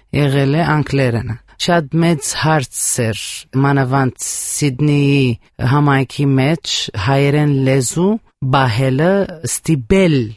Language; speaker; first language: Armenian; early bilingual, heritage; Armenian